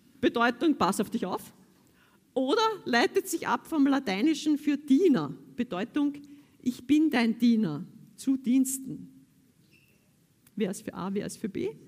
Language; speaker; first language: German; native; German